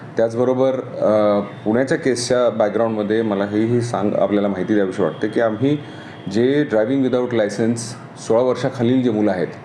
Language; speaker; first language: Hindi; non-native, local second language; Marathi